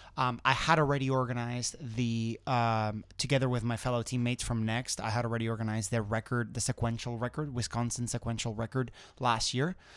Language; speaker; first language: English; non-native, fluent; Spanish